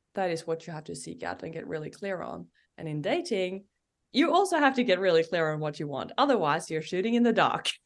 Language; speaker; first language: English; non-native, fluent; Norwegian